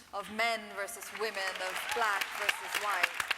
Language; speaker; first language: English; non-native, local second language; Urdu